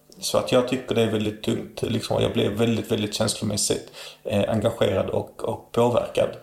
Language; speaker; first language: Swedish; early bilingual, other home language; Arabic